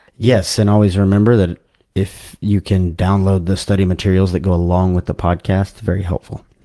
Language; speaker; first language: English; native; English